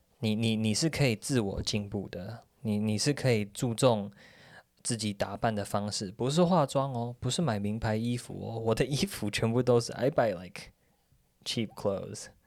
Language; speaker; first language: Chinese; early bilingual, heritage; Chinese